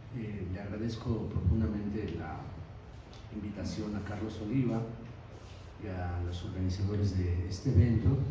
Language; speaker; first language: Spanish; native; Spanish